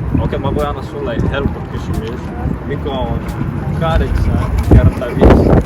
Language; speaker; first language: Finnish; non-native, learner; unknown